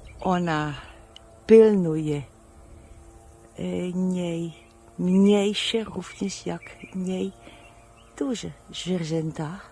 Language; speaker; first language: Polish; non-native, learner; Dutch